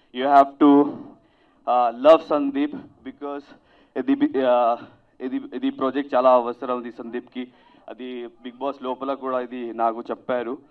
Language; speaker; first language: Telugu; non-native, local second language; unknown